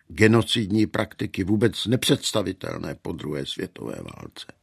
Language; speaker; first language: Czech; native; Czech